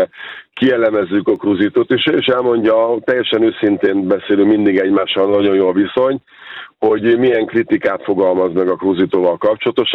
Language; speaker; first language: Hungarian; native; Hungarian